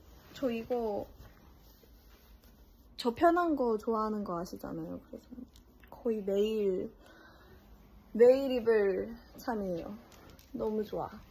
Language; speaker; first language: Korean; early bilingual, heritage; English